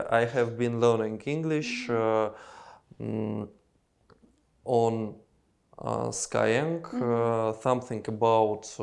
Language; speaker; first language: English; non-native, learner; Russian